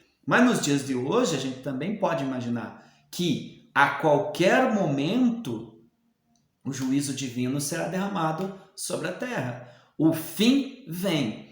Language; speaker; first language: Portuguese; native; Portuguese